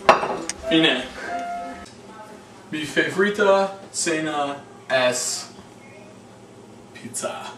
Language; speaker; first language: Spanish; non-native, learner; English